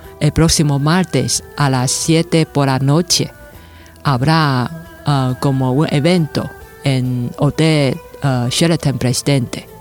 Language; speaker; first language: Spanish; non-native, fluent; Chinese